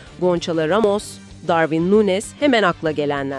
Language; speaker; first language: Turkish; native; Turkish